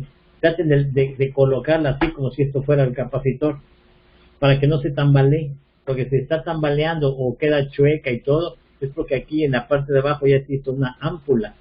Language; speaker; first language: Spanish; native; Spanish